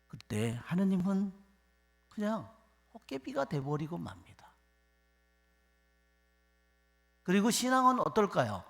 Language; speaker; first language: Korean; native; Korean